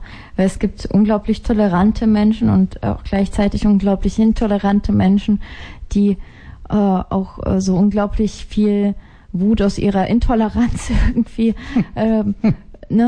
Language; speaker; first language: German; native; German